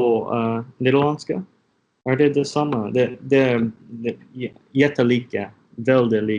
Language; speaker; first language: Swedish; non-native, learner; English